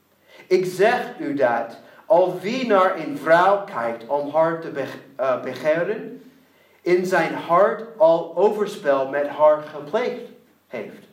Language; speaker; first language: Dutch; non-native, learner; English